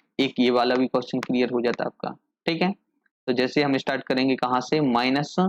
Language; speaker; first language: Hindi; native; Hindi